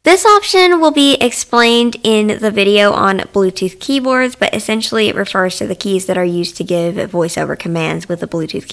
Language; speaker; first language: English; native; English